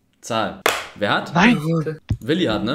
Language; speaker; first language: German; native; German